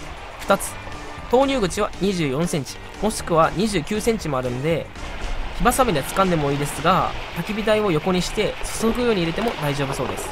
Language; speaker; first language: Japanese; native; Japanese